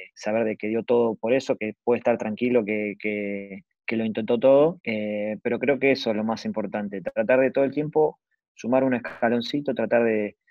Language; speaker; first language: Spanish; native; Spanish